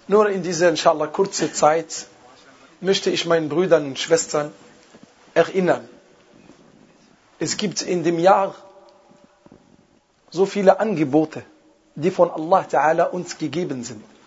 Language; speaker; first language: German; non-native, fluent; Arabic